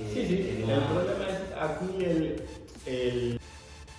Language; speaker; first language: Spanish; non-native, learner; Fula